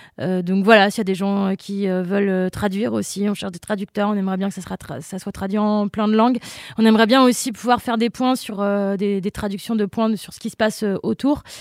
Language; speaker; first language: French; native; French